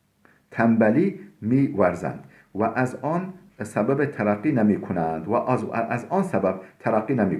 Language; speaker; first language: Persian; non-native, fluent; Turkish